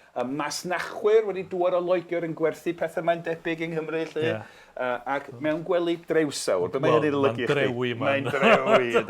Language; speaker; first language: Welsh; non-native, fluent; English